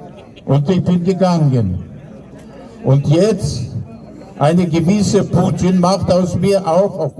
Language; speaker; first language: German; non-native, fluent; Russian